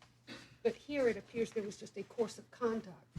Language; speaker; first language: English; native; English